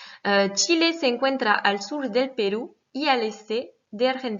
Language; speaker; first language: Spanish; non-native, fluent; French